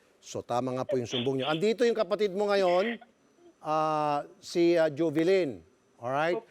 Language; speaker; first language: Filipino; native; Filipino